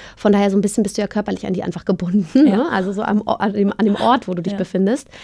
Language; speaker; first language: German; native; German